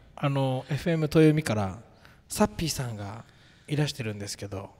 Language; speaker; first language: Japanese; native; Japanese